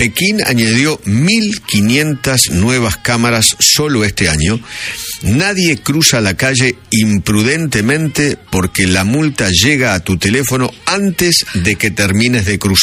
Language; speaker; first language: Spanish; native; Spanish